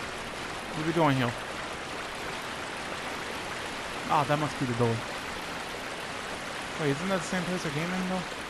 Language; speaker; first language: English; native; English